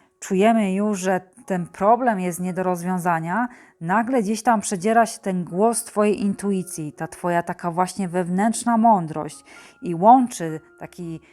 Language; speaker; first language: Polish; native; Polish